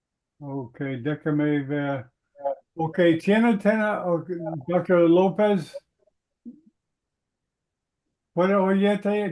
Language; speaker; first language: Spanish; non-native, learner; English